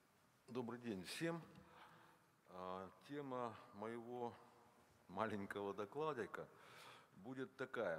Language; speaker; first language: Russian; native; Russian